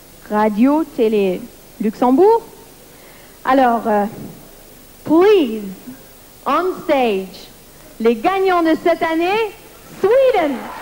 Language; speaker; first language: French; non-native, local second language; Luxembourgish